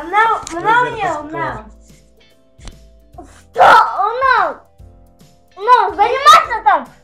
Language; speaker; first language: Russian; non-native, local second language; Kazakh